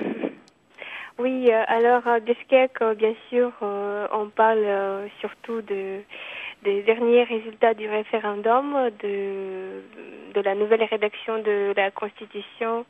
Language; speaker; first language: French; non-native, fluent; Kyrgyz